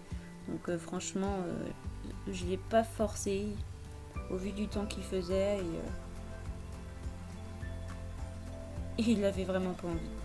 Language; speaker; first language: French; native; French